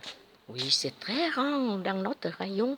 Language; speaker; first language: French; non-native, learner; Vietnamese